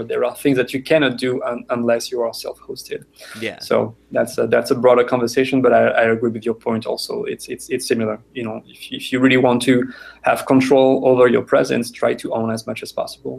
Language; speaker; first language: English; non-native, fluent; French